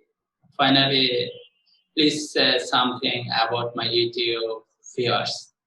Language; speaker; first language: English; non-native, learner; Bangla